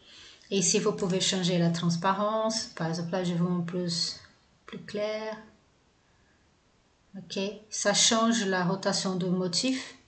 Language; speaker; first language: French; non-native, fluent; Portuguese